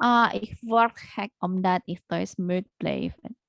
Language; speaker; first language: Dutch; non-native, learner; Indonesian